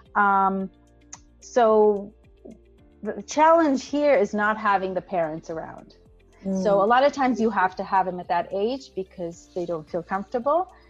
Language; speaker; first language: English; non-native, fluent; Hebrew